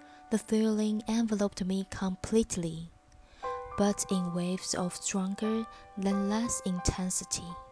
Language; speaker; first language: English; non-native, fluent; Chinese